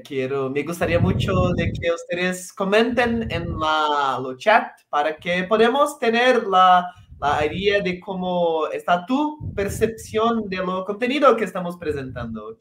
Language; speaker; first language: Spanish; non-native, local second language; Portuguese